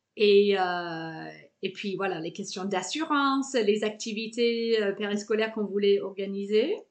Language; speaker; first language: French; non-native, fluent; English